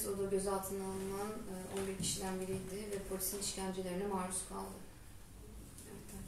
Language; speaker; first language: Turkish; native; Turkish